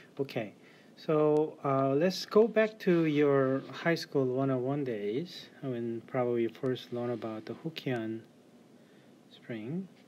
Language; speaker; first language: English; non-native, fluent; Korean